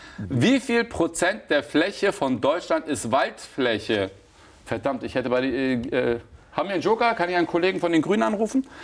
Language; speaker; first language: German; early bilingual, other home language; Turkish